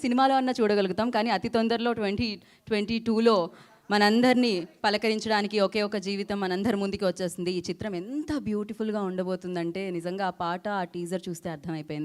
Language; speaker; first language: Telugu; native; Telugu